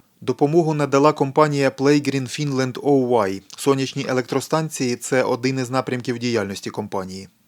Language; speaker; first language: Ukrainian; native; Ukrainian